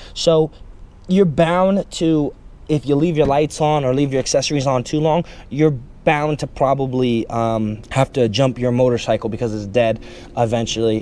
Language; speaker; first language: English; native; English